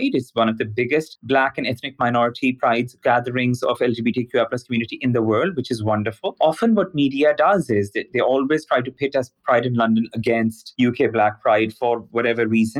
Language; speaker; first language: English; non-native, local second language; Urdu